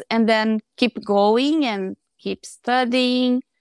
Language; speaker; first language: English; non-native, fluent; Portuguese